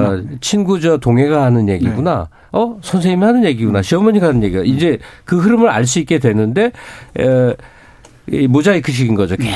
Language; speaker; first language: Korean; native; Korean